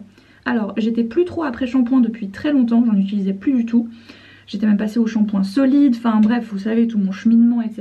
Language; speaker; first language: French; native; French